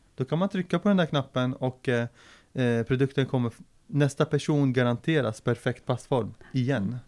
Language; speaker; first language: Swedish; early bilingual, other home language; Arabic